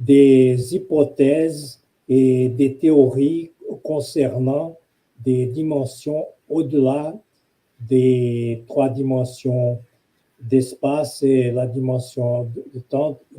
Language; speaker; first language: French; non-native, fluent; Portuguese